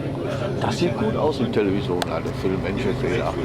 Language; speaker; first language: German; native; German